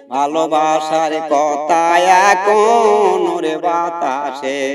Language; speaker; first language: Bangla; native; Bangla